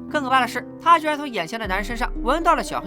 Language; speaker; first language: Chinese; native; Chinese